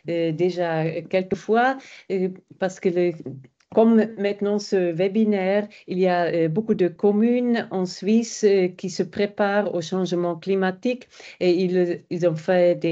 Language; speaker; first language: French; non-native, fluent; German